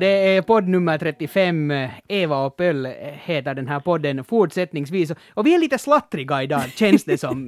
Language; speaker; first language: Swedish; native; Swedish